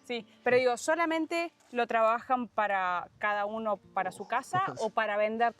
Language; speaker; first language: Spanish; native; Spanish